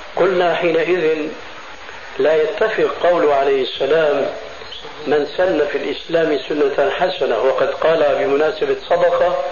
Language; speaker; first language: Arabic; early bilingual, other home language; Albanian